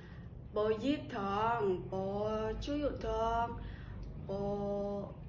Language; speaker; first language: Cantonese; non-native, learner; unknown